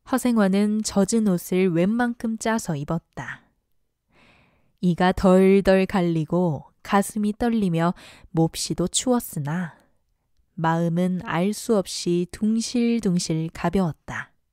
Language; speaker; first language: Korean; native; Korean